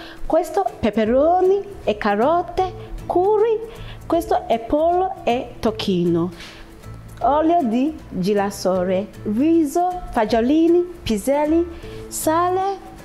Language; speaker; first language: Italian; non-native, learner; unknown